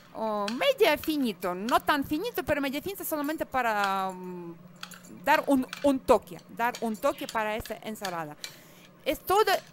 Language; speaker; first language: Spanish; non-native, fluent; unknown